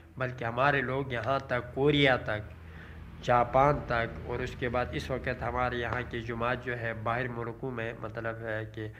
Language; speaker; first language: Urdu; non-native, local second language; Shina